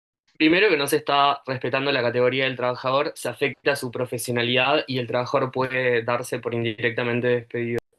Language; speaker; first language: Spanish; native; Spanish